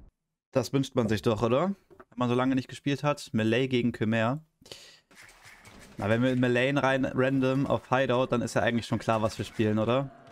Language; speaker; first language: German; native; German